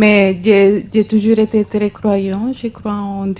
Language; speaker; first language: French; non-native, fluent; Spanish